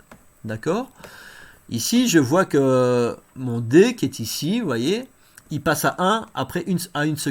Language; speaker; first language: French; native; French